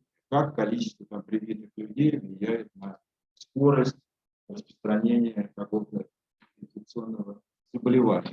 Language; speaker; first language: Russian; native; Russian